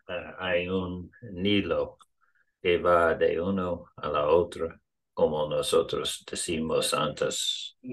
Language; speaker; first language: Spanish; non-native, learner; English